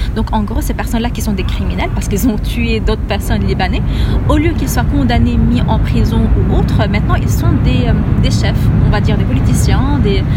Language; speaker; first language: French; non-native, local second language; Arabic